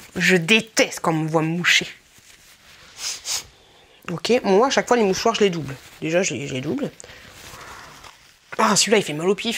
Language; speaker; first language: French; native; French